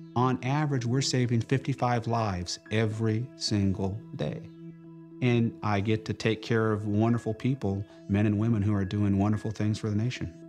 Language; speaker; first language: English; native; English